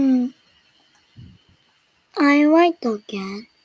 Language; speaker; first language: English; non-native, learner; Korean